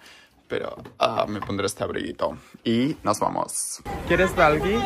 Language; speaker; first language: Spanish; native; Spanish